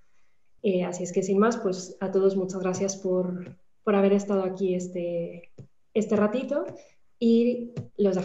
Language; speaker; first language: Spanish; native; Spanish